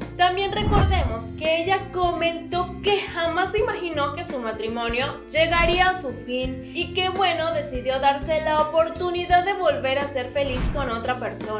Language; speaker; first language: Spanish; native; Spanish